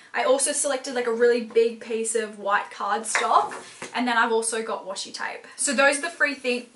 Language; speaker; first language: English; native; English